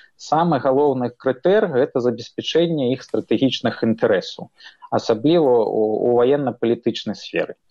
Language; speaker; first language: Belarusian; non-native, local second language; Russian